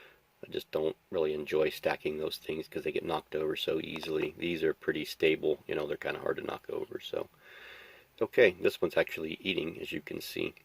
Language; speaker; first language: English; native; English